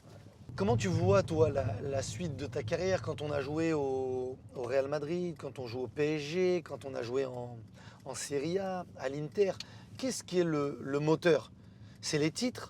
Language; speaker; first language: French; native; French